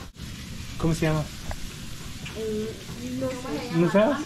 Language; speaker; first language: Spanish; non-native, learner; German